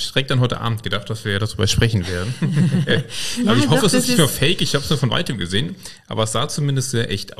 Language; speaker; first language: German; native; German